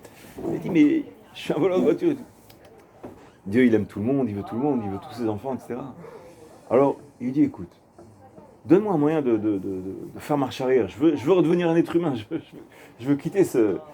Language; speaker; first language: French; native; French